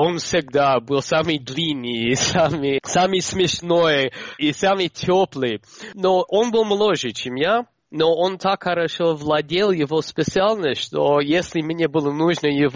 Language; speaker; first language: Russian; non-native, fluent; English